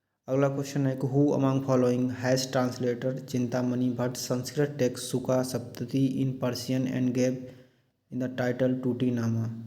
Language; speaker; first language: Hindi; native; Hindi